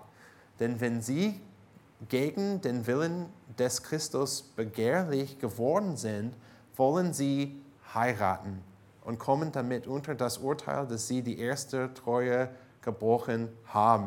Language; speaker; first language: German; non-native, fluent; English